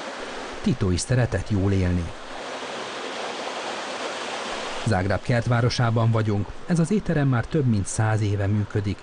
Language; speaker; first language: Hungarian; native; Hungarian